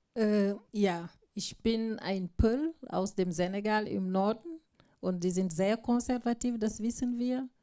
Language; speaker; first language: German; non-native, fluent; Fula